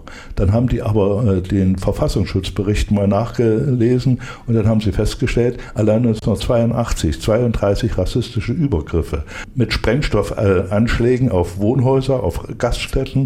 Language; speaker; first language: German; native; German